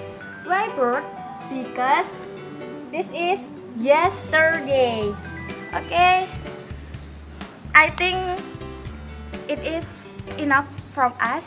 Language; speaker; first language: English; non-native, learner; Indonesian